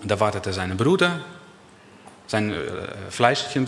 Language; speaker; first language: German; non-native, learner; Dutch